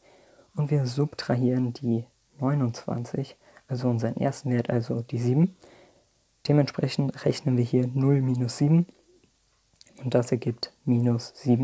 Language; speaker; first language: German; native; German